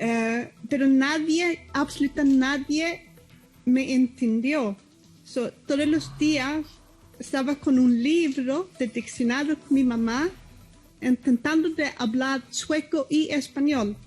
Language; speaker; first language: Spanish; early bilingual, heritage; Spanish